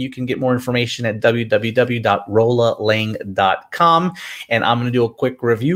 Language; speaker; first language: English; native; English